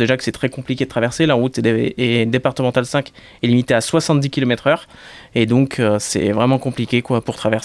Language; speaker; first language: French; native; French